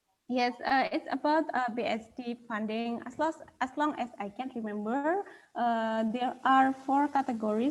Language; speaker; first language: English; non-native, fluent; Indonesian